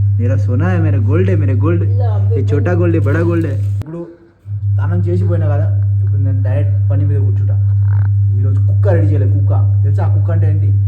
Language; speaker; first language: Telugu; non-native, learner; Hindi